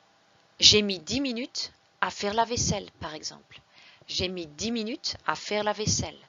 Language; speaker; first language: French; non-native, fluent; English